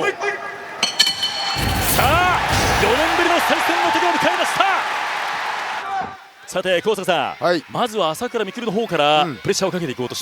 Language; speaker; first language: Japanese; native; Japanese